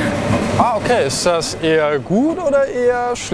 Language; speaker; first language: German; native; German